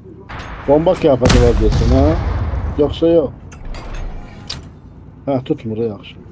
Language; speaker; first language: Turkish; native; Turkish